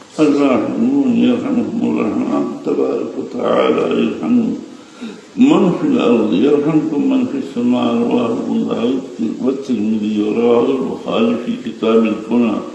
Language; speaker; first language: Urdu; native; Urdu